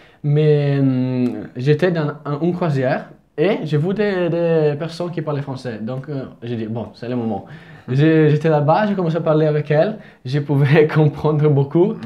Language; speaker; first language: French; non-native, fluent; Italian